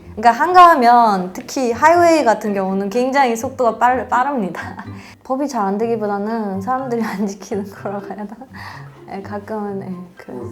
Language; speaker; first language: Korean; non-native, fluent; Persian